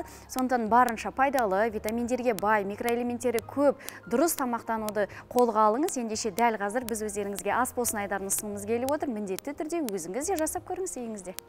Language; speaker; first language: Kazakh; native; Kazakh